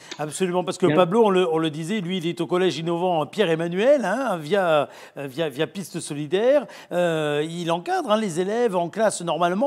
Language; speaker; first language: French; native; French